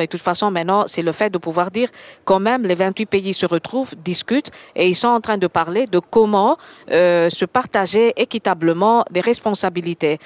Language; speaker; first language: French; native; French